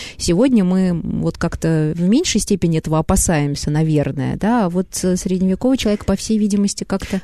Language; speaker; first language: Russian; native; Russian